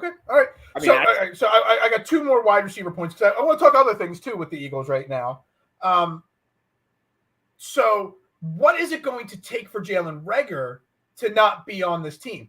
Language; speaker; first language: English; native; English